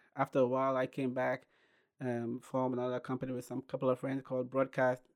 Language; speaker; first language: English; non-native, local second language; Akan